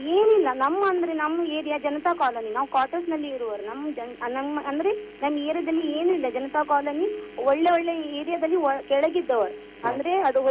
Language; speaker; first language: Kannada; non-native, local second language; Urdu